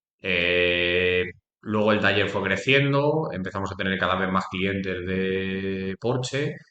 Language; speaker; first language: Spanish; native; Spanish